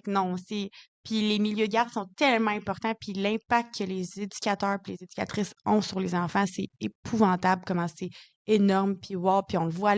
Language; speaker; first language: French; native; French